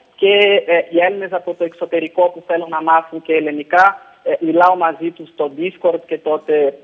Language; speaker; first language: Greek; non-native, fluent; Portuguese